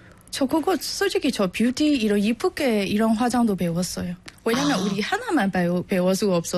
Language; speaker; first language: Korean; non-native, learner; Burmese